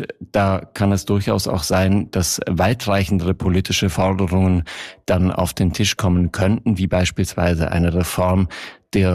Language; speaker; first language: German; native; German